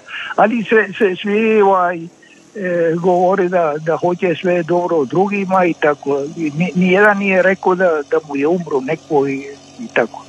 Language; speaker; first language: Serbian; early bilingual, heritage; Serbian